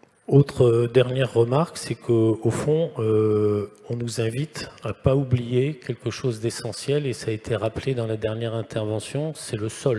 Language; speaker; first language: French; native; French